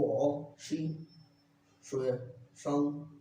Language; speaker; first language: Chinese; non-native, learner; Bangla